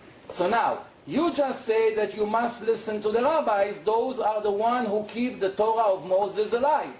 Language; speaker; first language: English; non-native, fluent; Hebrew